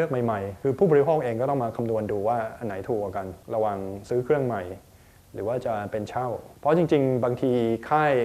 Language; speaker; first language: Thai; native; Thai